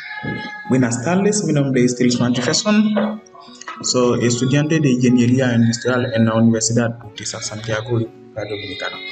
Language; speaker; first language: Spanish; non-native, learner; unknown